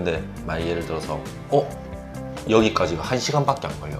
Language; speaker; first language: Korean; native; Korean